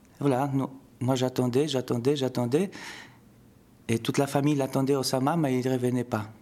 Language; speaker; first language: French; non-native, fluent; Polish